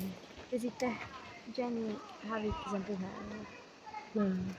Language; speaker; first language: Finnish; early bilingual, other home language; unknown